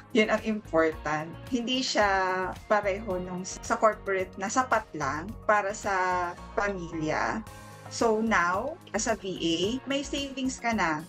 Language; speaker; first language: Filipino; non-native, local second language; Bikol